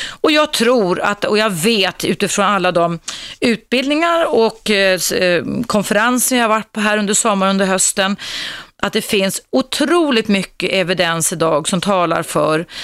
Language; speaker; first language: Swedish; native; Swedish